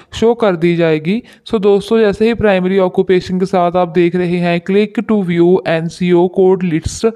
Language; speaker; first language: Hindi; non-native, local second language; Punjabi